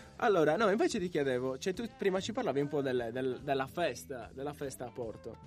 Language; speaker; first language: Italian; native; Italian